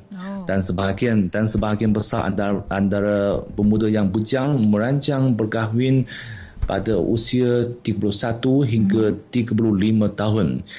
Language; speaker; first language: Malay; non-native, fluent; Chinese